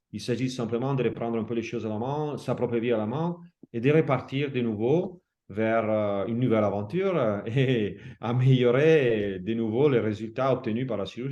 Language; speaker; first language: French; non-native, fluent; Italian